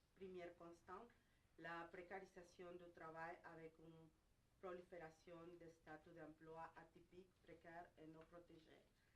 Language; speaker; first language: French; non-native, fluent; Spanish